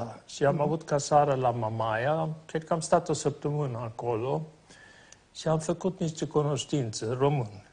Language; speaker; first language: Romanian; non-native, fluent; Swedish